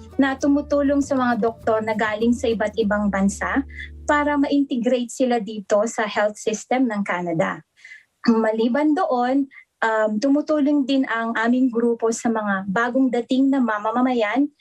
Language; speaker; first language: Filipino; non-native, local second language; Iloko